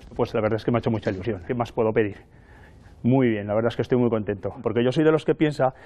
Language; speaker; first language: Spanish; native; Spanish